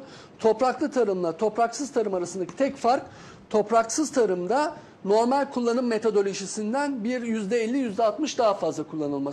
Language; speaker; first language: Turkish; native; Turkish